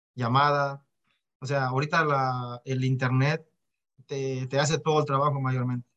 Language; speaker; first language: Spanish; native; Spanish